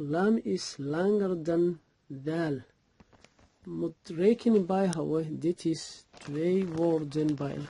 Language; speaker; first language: Dutch; non-native, learner; Somali